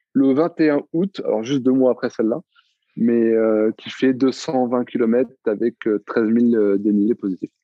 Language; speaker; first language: French; native; French